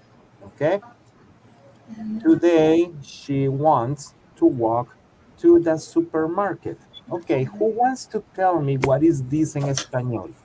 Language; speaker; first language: English; non-native, fluent; Spanish